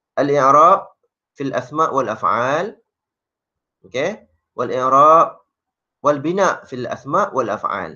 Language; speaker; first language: Arabic; non-native, fluent; Malay